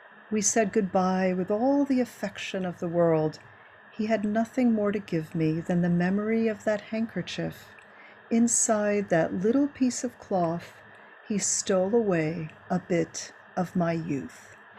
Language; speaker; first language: English; early bilingual, other home language; Spanish